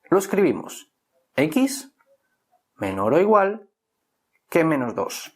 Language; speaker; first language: Spanish; native; Spanish